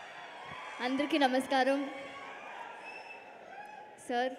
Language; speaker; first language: Telugu; non-native, local second language; Tamil